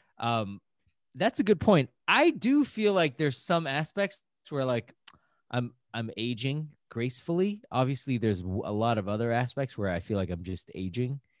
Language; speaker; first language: English; native; English